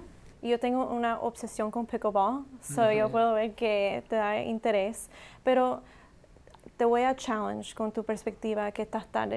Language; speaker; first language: Spanish; non-native, learner; English